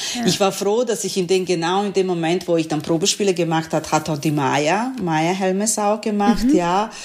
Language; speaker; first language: German; non-native, learner; Serbian